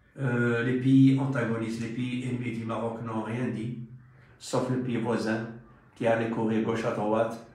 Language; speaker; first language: French; non-native, local second language; Arabic